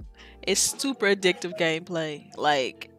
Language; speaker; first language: English; native; English